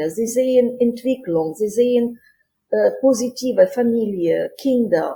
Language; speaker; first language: German; non-native, fluent; Ukrainian